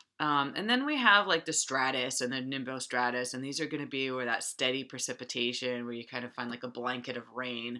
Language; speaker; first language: English; native; English